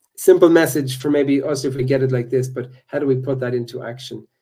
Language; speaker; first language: English; native; English